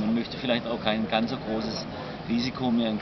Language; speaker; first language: German; native; German